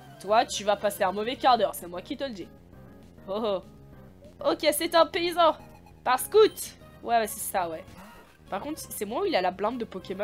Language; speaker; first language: French; native; French